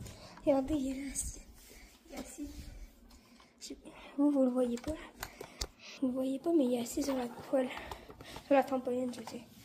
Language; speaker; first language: French; native; French